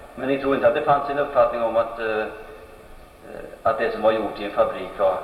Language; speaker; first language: Swedish; native; Swedish